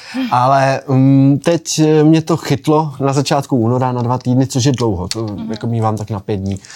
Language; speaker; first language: Czech; native; Czech